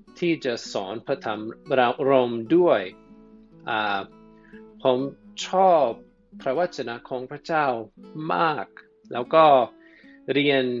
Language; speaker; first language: Thai; non-native, fluent; English